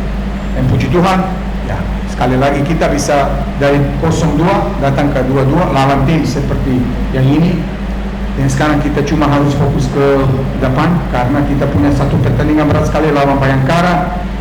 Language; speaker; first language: Indonesian; non-native, fluent; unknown